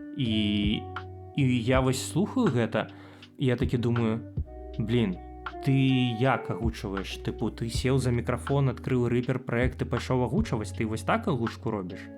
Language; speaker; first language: Belarusian; non-native, local second language; Russian